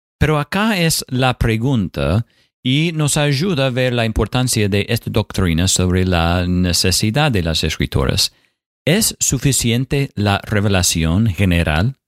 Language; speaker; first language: Spanish; non-native, fluent; English